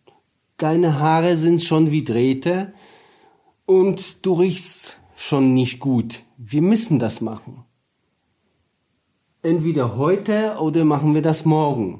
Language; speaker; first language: German; non-native, learner; Polish